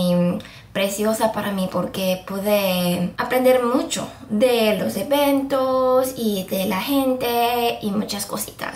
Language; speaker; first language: Spanish; non-native, fluent; Korean